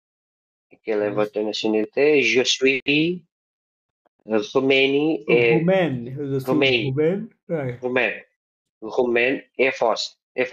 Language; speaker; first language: French; non-native, learner; Bangla